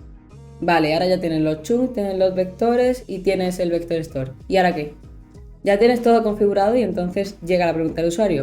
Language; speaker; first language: Spanish; native; Spanish